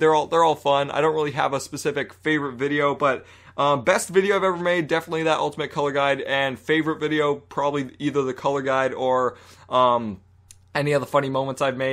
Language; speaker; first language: English; native; English